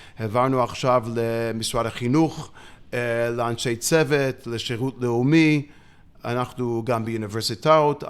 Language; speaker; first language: Hebrew; non-native, fluent; English